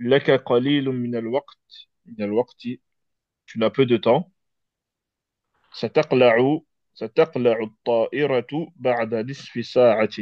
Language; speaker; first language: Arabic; non-native, learner; French